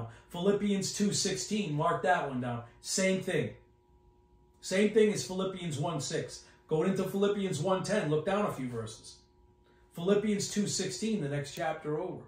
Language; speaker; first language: English; native; English